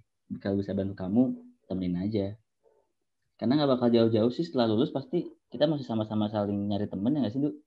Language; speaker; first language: Indonesian; native; Indonesian